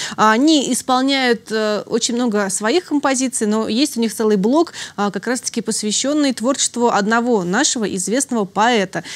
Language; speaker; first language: Russian; native; Russian